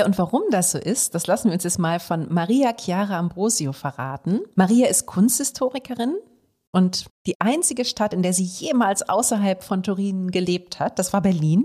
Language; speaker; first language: German; native; German